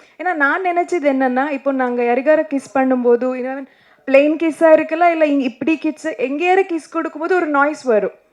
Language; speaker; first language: Tamil; non-native, learner; Kannada